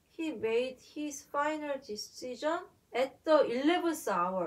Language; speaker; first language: English; non-native, learner; Korean